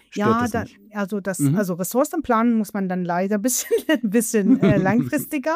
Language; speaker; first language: German; non-native, fluent; Persian